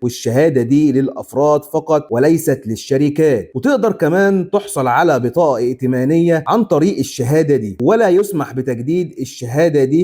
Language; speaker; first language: Arabic; native; Arabic